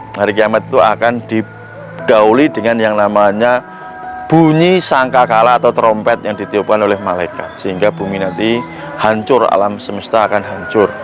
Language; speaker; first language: Indonesian; non-native, local second language; Javanese